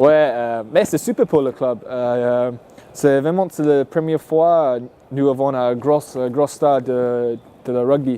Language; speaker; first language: French; non-native, learner; English